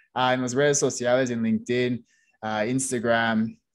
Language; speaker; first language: Spanish; non-native, fluent; English